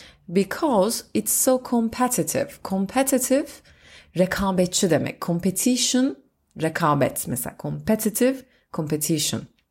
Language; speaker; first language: English; non-native, fluent; Turkish